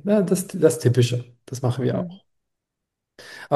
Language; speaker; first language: German; non-native, fluent; Spanish